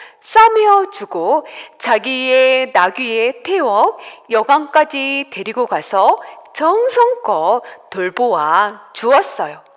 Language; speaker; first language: Korean; native; Korean